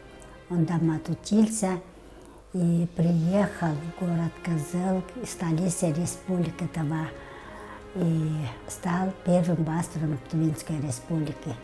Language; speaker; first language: Russian; non-native, local second language; Tuvinian